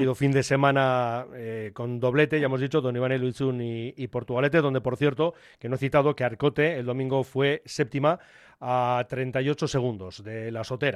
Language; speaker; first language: Spanish; native; Spanish